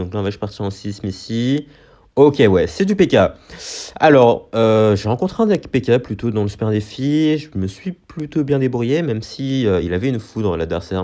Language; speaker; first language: French; native; French